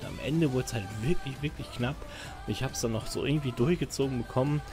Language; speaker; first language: German; native; German